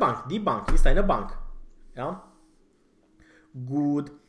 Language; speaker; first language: German; non-native, fluent; Romanian